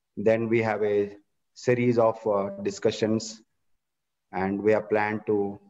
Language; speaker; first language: English; non-native, local second language; Kannada